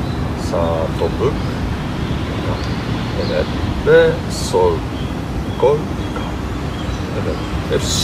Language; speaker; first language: Turkish; non-native, learner; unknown